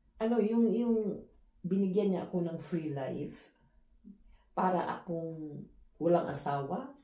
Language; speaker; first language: Filipino; non-native, local second language; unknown